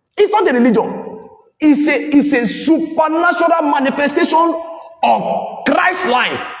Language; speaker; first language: English; non-native, local second language; Yoruba